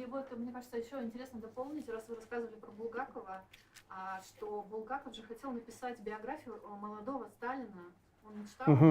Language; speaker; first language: Russian; native; Russian